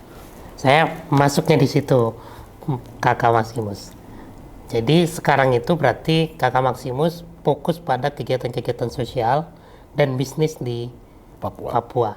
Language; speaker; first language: Malay; native; Malay